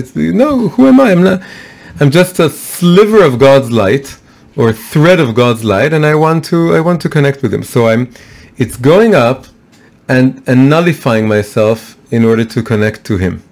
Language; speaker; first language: English; non-native, fluent; Hebrew